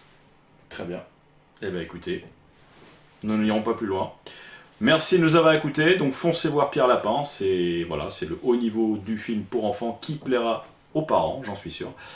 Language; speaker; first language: French; native; French